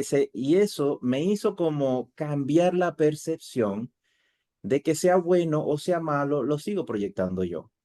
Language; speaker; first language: Spanish; native; Spanish